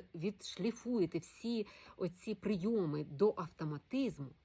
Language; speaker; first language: Ukrainian; non-native, local second language; Russian